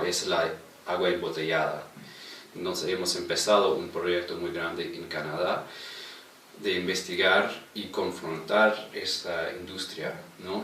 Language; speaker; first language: Spanish; non-native, fluent; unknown